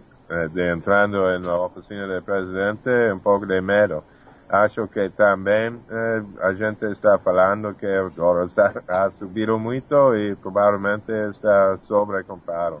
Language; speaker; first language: Portuguese; non-native, fluent; English